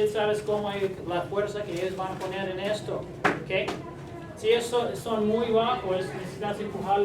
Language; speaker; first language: Spanish; non-native, learner; English